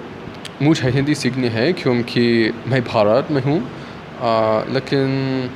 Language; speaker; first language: Hindi; non-native, learner; Korean